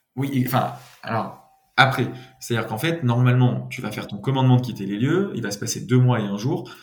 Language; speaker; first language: French; native; French